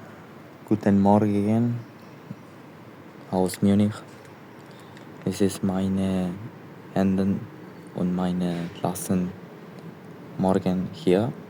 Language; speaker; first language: German; non-native, learner; Spanish